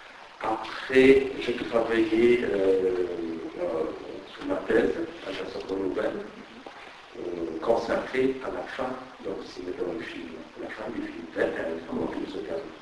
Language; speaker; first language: French; non-native, fluent; Persian